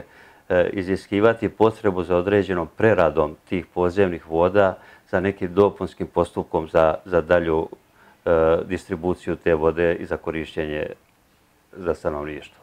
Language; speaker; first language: Serbian; native; Serbian